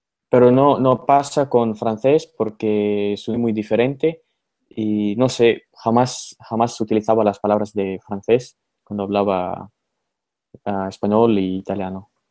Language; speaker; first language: Spanish; non-native, fluent; Russian